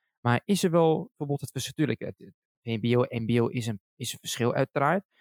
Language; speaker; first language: Dutch; early bilingual, other home language; Arabic